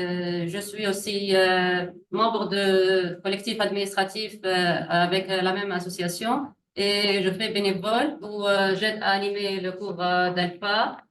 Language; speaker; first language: French; non-native, learner; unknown